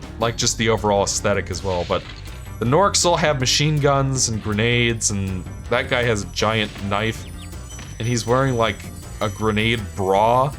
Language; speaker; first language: English; native; English